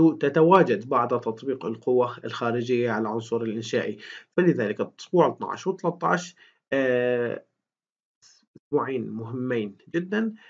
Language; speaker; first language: Arabic; native; Arabic